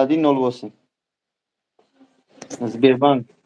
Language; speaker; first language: Russian; non-native, learner; Tajik